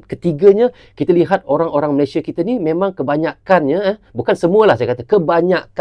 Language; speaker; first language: Malay; native; Malay